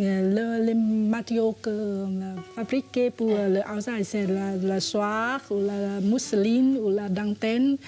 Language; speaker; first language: French; non-native, fluent; Vietnamese